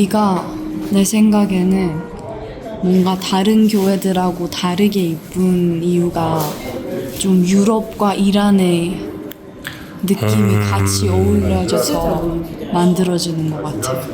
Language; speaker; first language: Korean; non-native, fluent; Persian